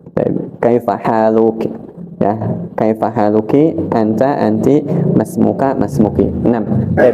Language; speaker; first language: Arabic; non-native, fluent; Indonesian